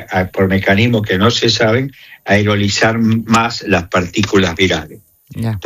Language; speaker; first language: Spanish; native; Spanish